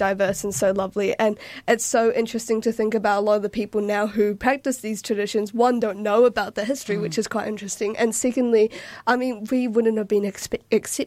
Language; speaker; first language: English; native; English